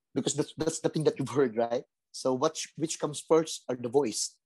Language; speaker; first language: English; non-native, local second language; Filipino